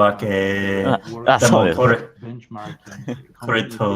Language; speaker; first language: Japanese; non-native, learner; English